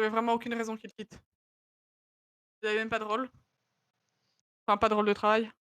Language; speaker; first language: French; native; French